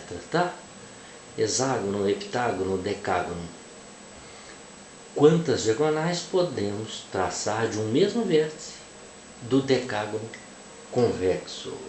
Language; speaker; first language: Portuguese; native; Portuguese